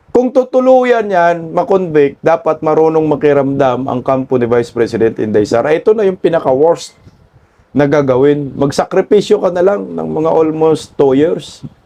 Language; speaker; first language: Filipino; non-native, local second language; Cebuano